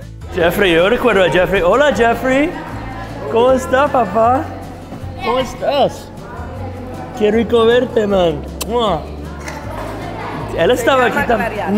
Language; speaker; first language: Spanish; non-native, fluent; English